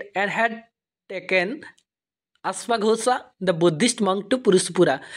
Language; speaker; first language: English; non-native, local second language; Assamese